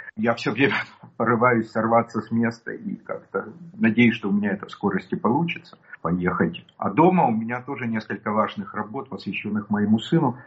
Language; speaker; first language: Russian; native; Russian